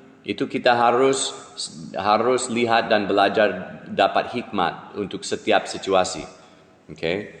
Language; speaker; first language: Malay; non-native, fluent; English